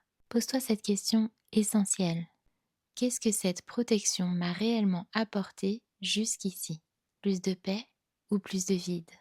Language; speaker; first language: French; native; French